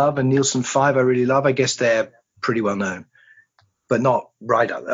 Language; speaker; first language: English; native; English